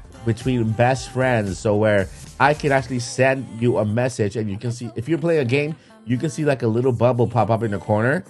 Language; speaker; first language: English; native; English